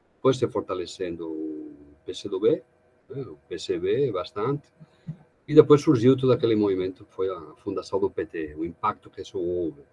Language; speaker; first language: Portuguese; non-native, fluent; Catalan